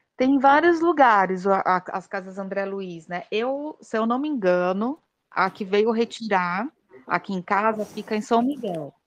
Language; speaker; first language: Portuguese; native; Portuguese